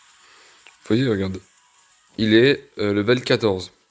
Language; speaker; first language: French; native; French